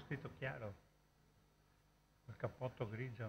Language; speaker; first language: Italian; native; Italian